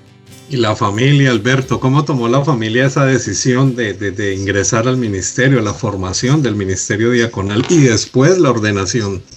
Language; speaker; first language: Spanish; native; Spanish